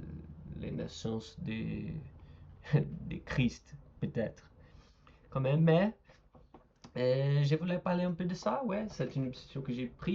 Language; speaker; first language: French; non-native, learner; Portuguese